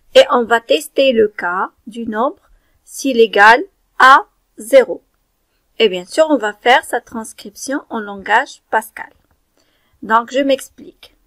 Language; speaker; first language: French; non-native, local second language; Arabic